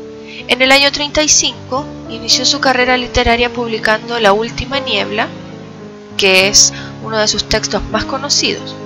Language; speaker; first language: Spanish; native; Spanish